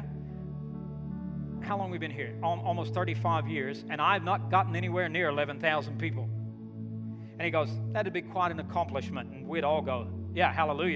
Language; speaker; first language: English; native; English